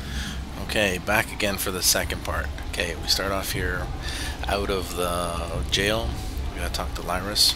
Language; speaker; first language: English; native; English